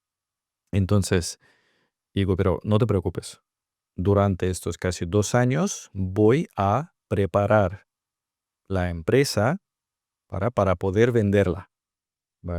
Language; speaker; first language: Spanish; non-native, fluent; Russian